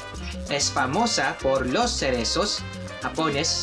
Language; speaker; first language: Spanish; non-native, learner; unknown